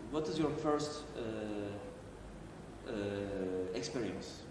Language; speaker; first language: English; non-native, learner; Turkish